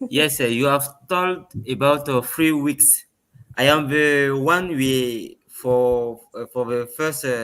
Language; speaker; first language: English; non-native, learner; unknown